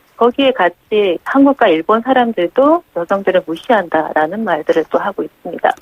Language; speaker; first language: Korean; native; Korean